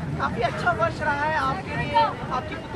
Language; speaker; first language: Hindi; native; Hindi